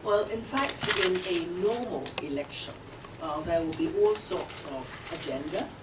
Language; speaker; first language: English; non-native, local second language; Chinese